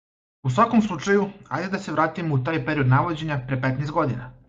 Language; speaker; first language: Bosnian; native; Bosnian